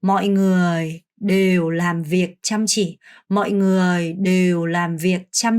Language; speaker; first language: Vietnamese; non-native, fluent; Korean